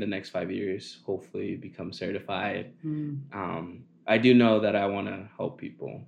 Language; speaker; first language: English; native; English